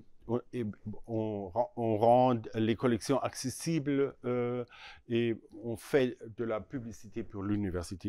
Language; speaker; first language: French; non-native, learner; German